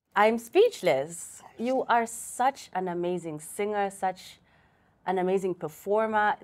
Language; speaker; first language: English; non-native, local second language; Bemba